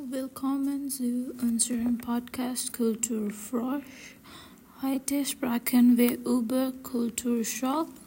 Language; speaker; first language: German; non-native, learner; English